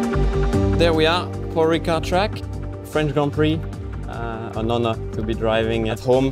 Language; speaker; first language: English; non-native, fluent; French